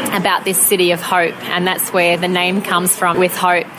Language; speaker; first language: English; native; English